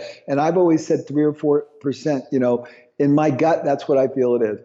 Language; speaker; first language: English; native; English